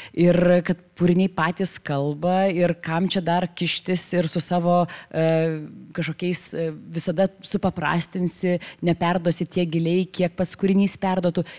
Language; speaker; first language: Lithuanian; native; Lithuanian